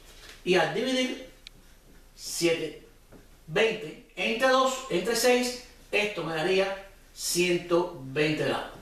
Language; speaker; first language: Spanish; native; Spanish